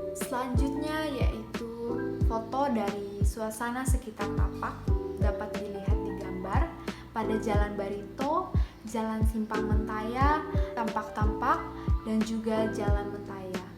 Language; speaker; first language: Indonesian; native; Indonesian